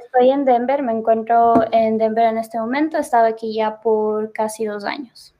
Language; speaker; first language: Spanish; native; Spanish